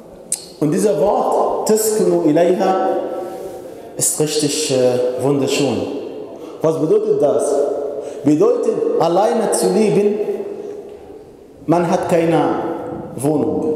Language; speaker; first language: German; non-native, fluent; Arabic